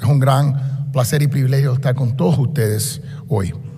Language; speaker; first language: Spanish; early bilingual, heritage; Spanish